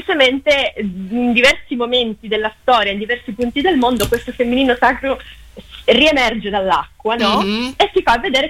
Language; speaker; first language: Italian; native; Italian